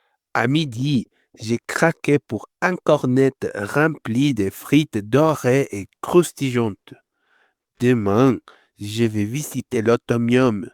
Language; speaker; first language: French; non-native, learner; Spanish